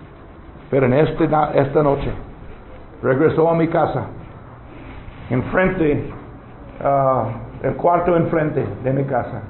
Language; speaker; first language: Spanish; non-native, learner; English